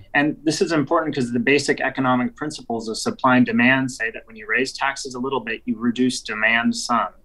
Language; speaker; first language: English; native; English